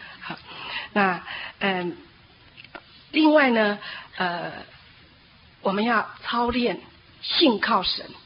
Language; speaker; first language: Chinese; native; Chinese